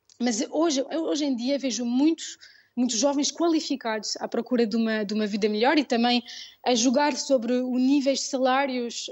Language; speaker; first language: Portuguese; early bilingual, heritage; Portuguese